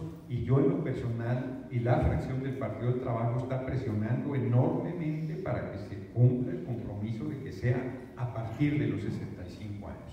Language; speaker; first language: Spanish; native; Spanish